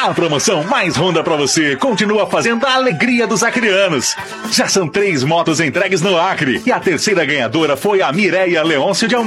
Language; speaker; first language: Portuguese; native; Portuguese